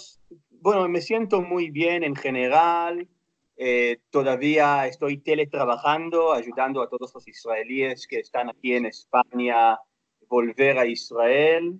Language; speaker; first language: Spanish; non-native, fluent; Hebrew